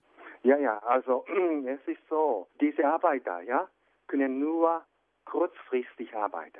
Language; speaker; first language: German; non-native, fluent; Japanese